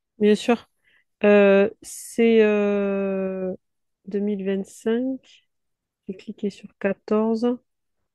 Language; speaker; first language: French; native; French